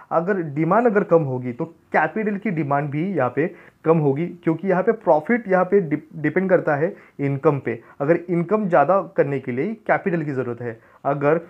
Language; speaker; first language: Hindi; non-native, local second language; Marathi